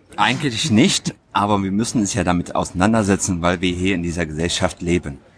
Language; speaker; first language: German; early bilingual, other home language; Tigrinya